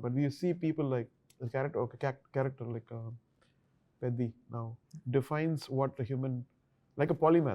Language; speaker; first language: Telugu; non-native, learner; Tamil